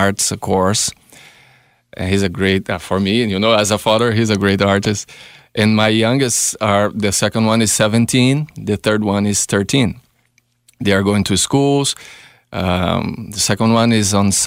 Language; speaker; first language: English; non-native, fluent; Portuguese